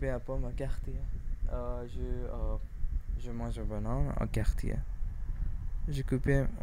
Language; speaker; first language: French; non-native, learner; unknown